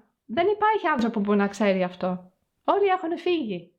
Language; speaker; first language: Greek; non-native, fluent; English